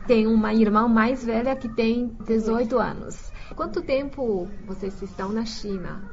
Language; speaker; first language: Portuguese; non-native, fluent; Chinese